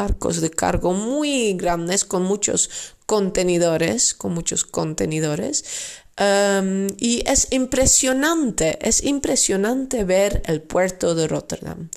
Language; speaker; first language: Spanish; non-native, fluent; Dutch